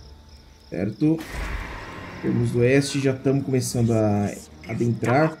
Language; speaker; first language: Portuguese; native; Portuguese